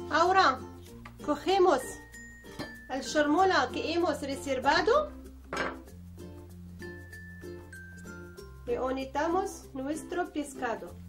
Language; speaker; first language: Spanish; non-native, learner; Arabic